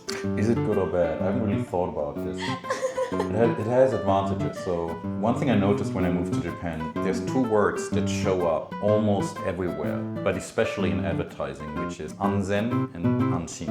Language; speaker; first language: English; non-native, fluent; German